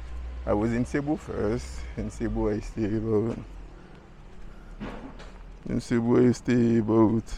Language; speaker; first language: English; non-native, learner; French